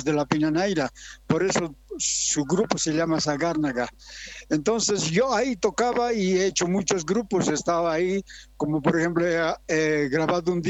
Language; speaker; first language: Spanish; native; Spanish